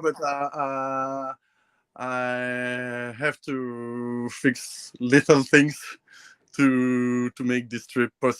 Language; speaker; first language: English; non-native, learner; French